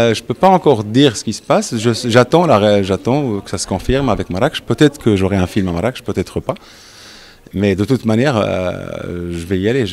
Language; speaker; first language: French; non-native, local second language; Arabic